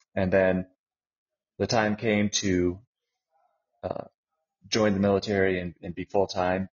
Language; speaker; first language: English; native; English